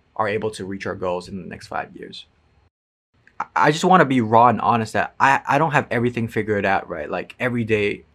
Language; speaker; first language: English; non-native, fluent; Cantonese